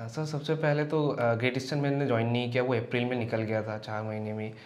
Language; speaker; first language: Hindi; non-native, local second language; Assamese